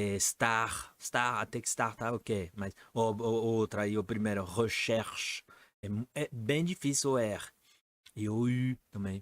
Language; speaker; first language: Portuguese; non-native, fluent; French